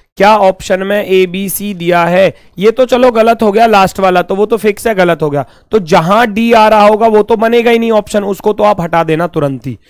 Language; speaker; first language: Hindi; native; Hindi